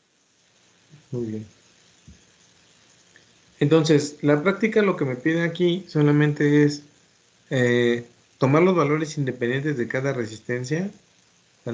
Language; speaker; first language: Spanish; native; Spanish